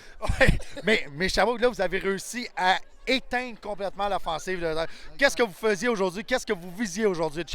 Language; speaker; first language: French; native; French